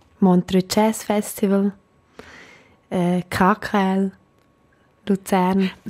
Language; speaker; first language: German; native; German